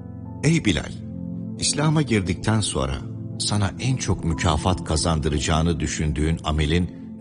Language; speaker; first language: Turkish; native; Turkish